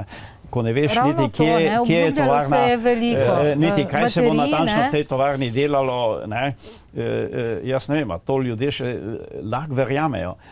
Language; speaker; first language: Slovenian; native; Slovenian